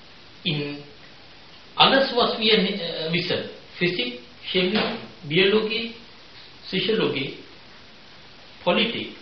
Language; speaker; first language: German; non-native, fluent; Sinhala